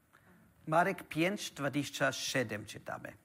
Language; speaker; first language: Polish; non-native, learner; German